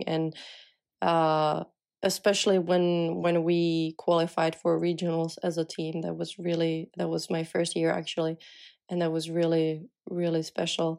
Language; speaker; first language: English; non-native, fluent; Czech